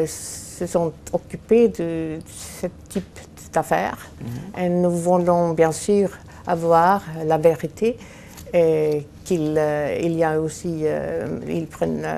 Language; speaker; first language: French; non-native, fluent; Swedish